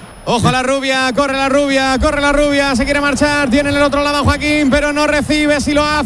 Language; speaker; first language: Spanish; native; Spanish